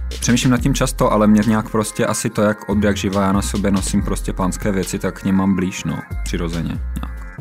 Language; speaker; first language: Czech; native; Czech